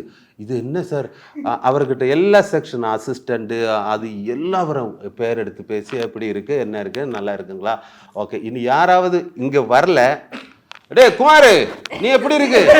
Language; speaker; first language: Tamil; non-native, learner; Malayalam